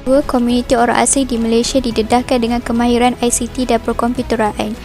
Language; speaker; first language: Malay; native; Malay